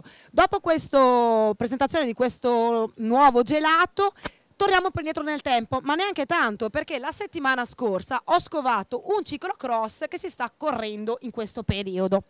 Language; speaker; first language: Italian; native; Italian